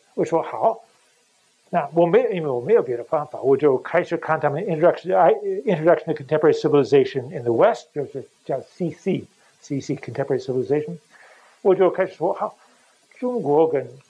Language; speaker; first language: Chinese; non-native, fluent; English